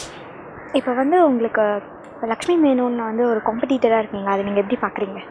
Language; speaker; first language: Tamil; native; Tamil